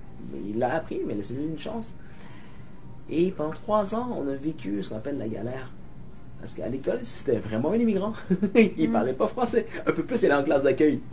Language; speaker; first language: French; native; French